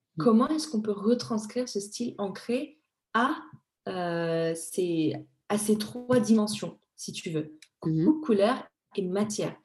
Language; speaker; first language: French; early bilingual, other home language; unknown